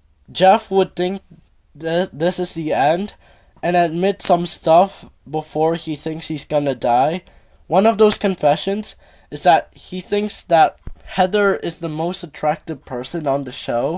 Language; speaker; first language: English; native; English